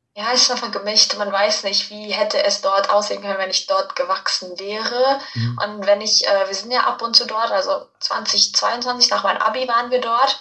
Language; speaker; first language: German; early bilingual, other home language; Punjabi